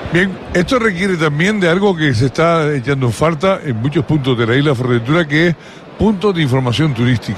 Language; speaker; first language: Spanish; native; Spanish